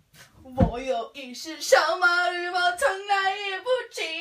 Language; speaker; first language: Chinese; non-native, learner; Norwegian